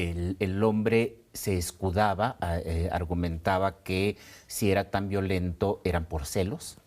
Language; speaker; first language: Spanish; native; Spanish